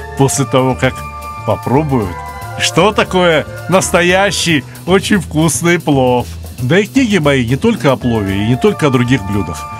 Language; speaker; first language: Russian; native; Russian